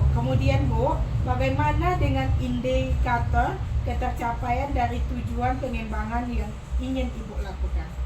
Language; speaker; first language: Indonesian; native; Indonesian